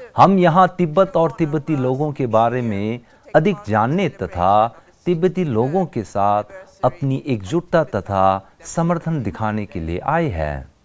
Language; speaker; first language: Hindi; non-native, local second language; Tibetan